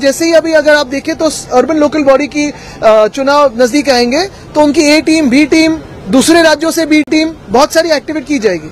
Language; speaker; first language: Hindi; non-native, local second language; Marathi